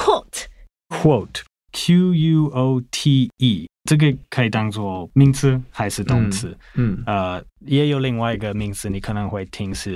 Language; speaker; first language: Chinese; non-native, fluent; English